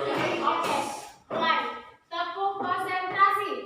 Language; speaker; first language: Indonesian; native; Indonesian